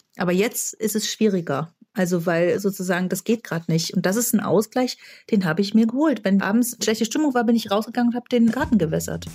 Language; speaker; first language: German; native; German